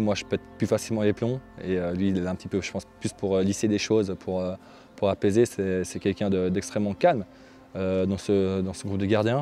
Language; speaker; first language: French; native; French